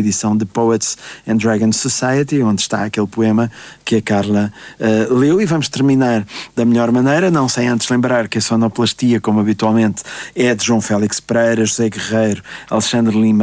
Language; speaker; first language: Portuguese; native; Portuguese